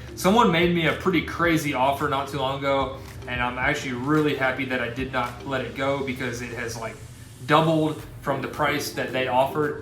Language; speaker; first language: English; native; English